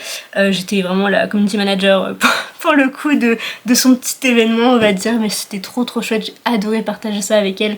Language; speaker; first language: French; native; French